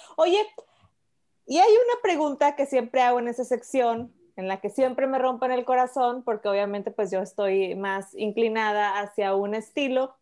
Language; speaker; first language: Spanish; native; Spanish